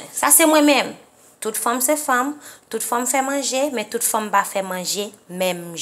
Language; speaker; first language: French; non-native, learner; Haitian Creole